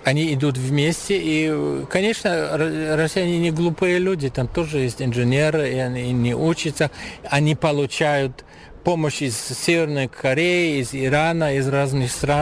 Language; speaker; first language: Russian; non-native, fluent; German